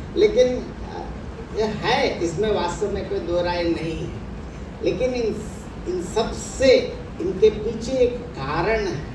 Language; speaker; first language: Hindi; non-native, local second language; Telugu